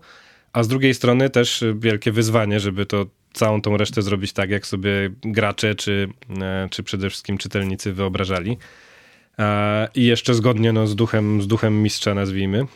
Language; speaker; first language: Polish; native; Polish